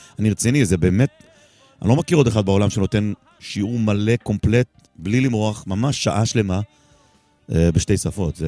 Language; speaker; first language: Hebrew; native; Hebrew